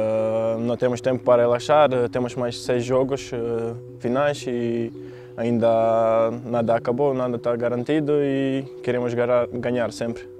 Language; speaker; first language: Portuguese; non-native, fluent; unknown